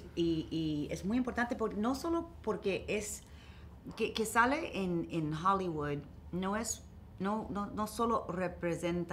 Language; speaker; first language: Spanish; early bilingual, heritage; English